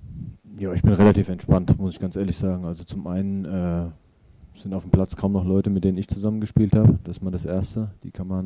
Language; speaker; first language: German; native; German